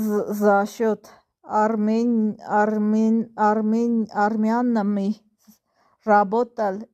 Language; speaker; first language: Russian; non-native, learner; Armenian